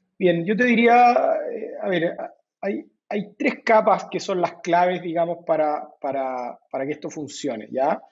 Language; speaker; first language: Spanish; native; Spanish